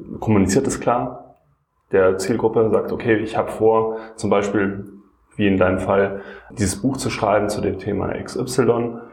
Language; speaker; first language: German; native; German